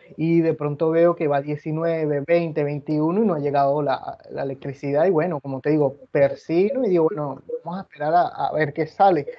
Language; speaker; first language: Spanish; native; Spanish